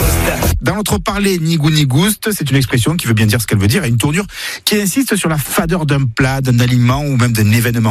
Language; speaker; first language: French; native; French